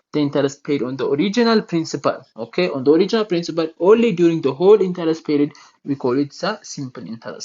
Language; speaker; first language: English; non-native, local second language; Amharic